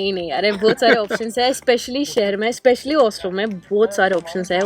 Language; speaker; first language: Hindi; non-native, fluent; Norwegian